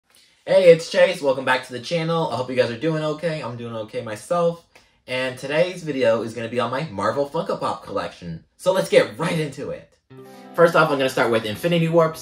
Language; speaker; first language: English; native; English